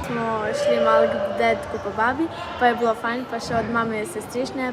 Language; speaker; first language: Slovenian; non-native, learner; Ukrainian